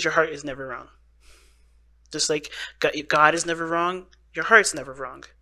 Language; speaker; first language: English; native; English